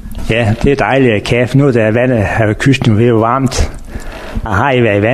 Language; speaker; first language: Danish; native; Danish